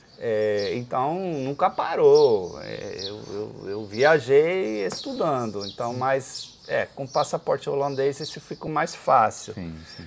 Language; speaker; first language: Portuguese; non-native, fluent; Dutch